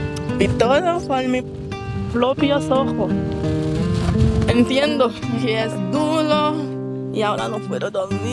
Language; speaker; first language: Spanish; non-native, learner; Haitian Creole